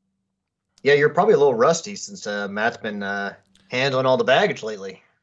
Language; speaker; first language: English; native; English